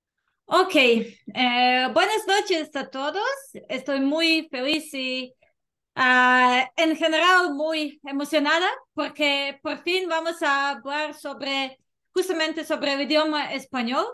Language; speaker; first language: Spanish; non-native, fluent; Serbian